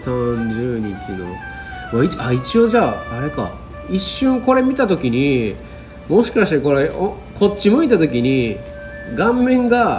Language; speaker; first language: Japanese; native; Japanese